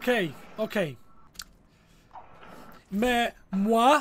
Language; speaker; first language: French; non-native, learner; Italian